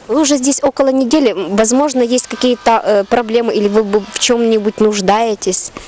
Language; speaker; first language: Russian; non-native, local second language; Ukrainian